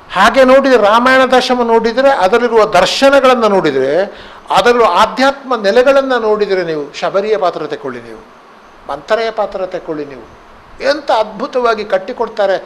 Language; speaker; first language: Kannada; native; Kannada